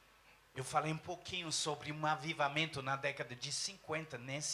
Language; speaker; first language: Portuguese; non-native, fluent; English